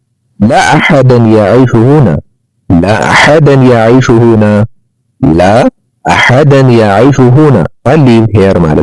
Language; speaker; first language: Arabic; non-native, learner; Amharic